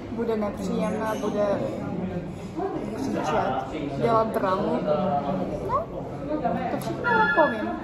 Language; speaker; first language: Czech; non-native, learner; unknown